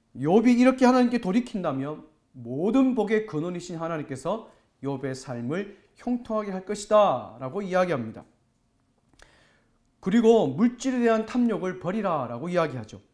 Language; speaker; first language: Korean; native; Korean